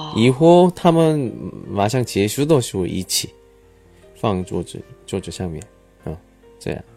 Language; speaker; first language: Chinese; non-native, learner; Korean